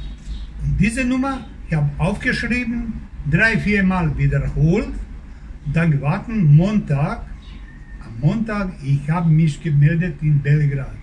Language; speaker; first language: German; non-native, learner; Croatian